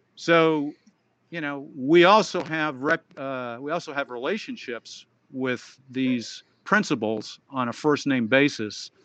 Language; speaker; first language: English; native; English